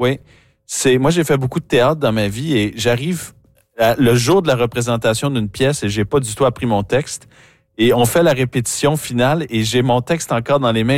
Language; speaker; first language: French; native; French